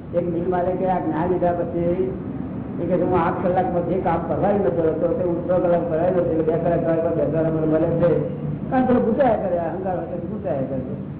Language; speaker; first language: Gujarati; native; Gujarati